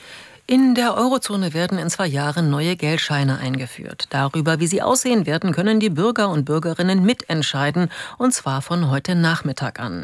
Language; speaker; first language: German; native; German